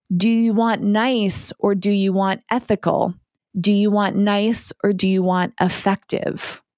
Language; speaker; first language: English; native; English